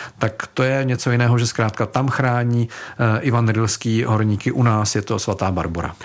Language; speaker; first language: Czech; native; Czech